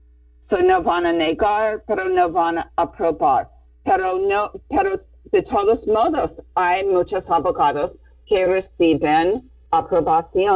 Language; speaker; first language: Spanish; non-native, fluent; English